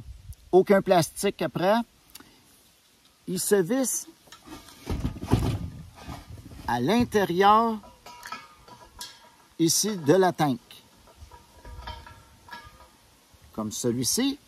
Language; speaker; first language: French; native; French